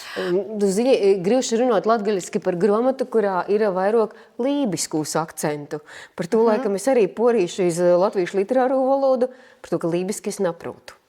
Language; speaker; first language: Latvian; native; Latvian